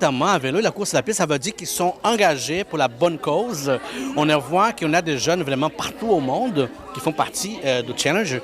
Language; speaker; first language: French; non-native, fluent; Portuguese